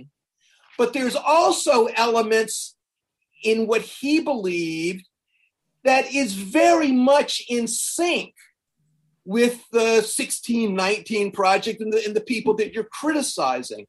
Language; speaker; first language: English; native; English